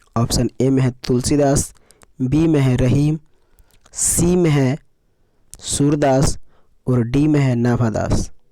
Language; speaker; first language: Hindi; native; Hindi